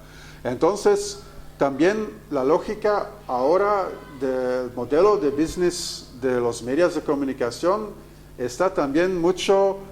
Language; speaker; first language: Spanish; non-native, fluent; Dutch